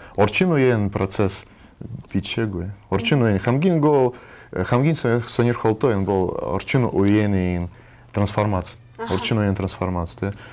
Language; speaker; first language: Mongolian; non-native, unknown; Russian